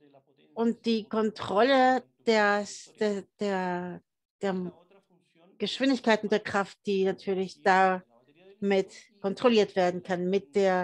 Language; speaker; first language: German; early bilingual, heritage; German